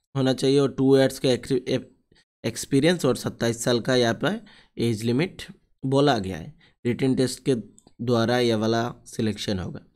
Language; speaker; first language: Hindi; non-native, local second language; Bangla